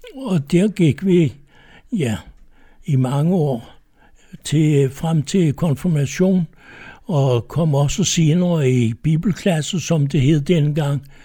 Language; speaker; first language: Danish; native; Danish